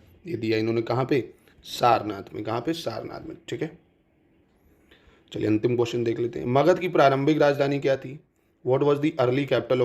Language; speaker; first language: Hindi; native; Hindi